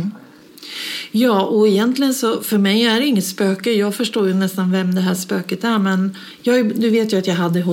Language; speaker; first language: Swedish; native; Swedish